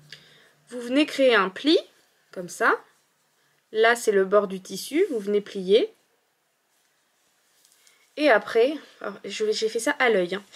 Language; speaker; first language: French; native; French